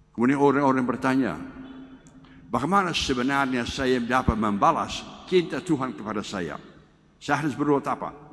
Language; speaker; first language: Malay; non-native, fluent; Dutch